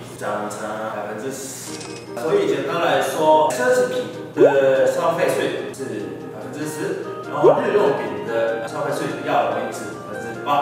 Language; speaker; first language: Chinese; non-native, fluent; Japanese